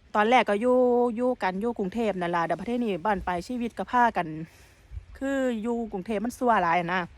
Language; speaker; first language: Thai; native; Thai